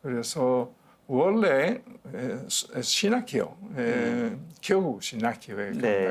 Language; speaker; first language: Korean; non-native, learner; Spanish